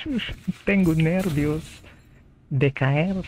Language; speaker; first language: Spanish; non-native, fluent; Filipino